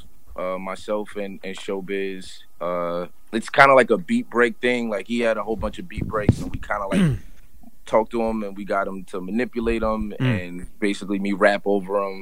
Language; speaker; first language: English; native; English